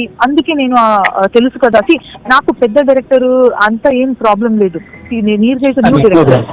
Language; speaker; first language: Telugu; non-native, local second language; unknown